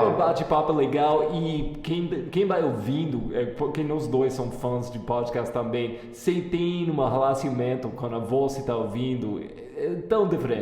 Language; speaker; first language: Portuguese; non-native, fluent; English